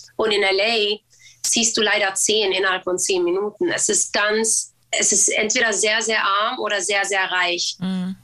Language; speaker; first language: German; early bilingual, other home language; Albanian